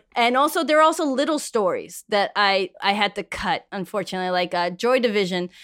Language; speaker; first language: English; early bilingual, other home language; Spanish